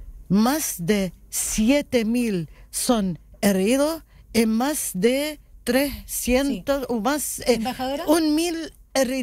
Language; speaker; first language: Spanish; non-native, learner; Arabic